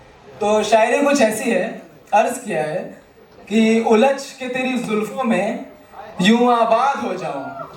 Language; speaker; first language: Hindi; native; Hindi